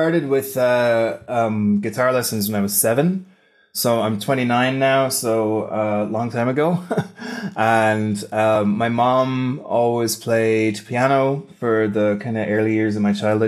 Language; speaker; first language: English; native; English